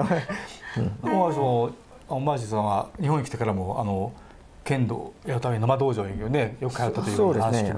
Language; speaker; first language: Japanese; native; Japanese